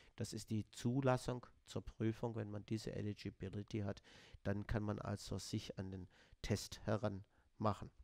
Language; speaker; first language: German; native; German